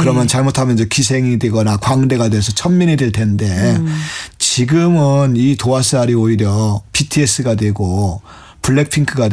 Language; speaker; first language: Korean; native; Korean